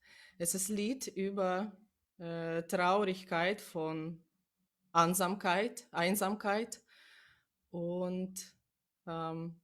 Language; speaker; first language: German; non-native, learner; Russian